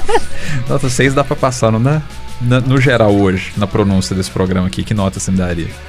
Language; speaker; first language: Portuguese; native; Portuguese